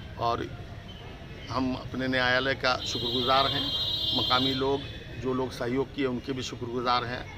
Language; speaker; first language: Hindi; native; Hindi